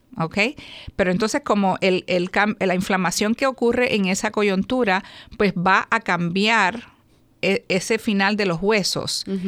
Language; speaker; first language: Spanish; native; Spanish